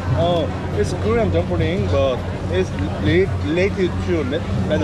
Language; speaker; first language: English; non-native, learner; Korean